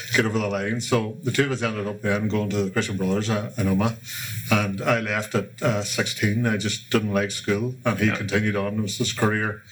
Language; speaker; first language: English; native; English